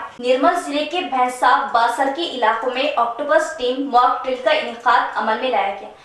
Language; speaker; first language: Urdu; native; Urdu